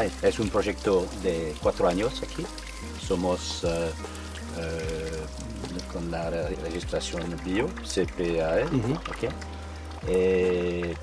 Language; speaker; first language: Spanish; non-native, learner; French